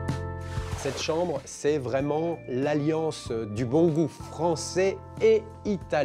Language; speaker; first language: French; native; French